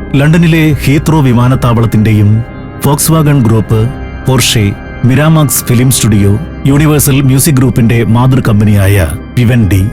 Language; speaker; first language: Malayalam; native; Malayalam